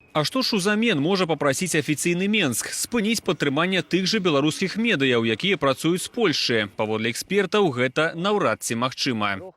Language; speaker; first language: Belarusian; native; Belarusian